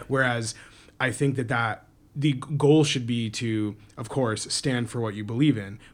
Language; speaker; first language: English; native; English